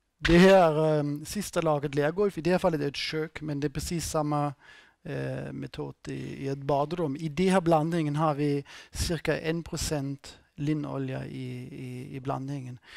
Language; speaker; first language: Swedish; non-native, fluent; German